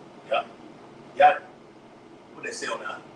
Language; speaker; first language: English; native; English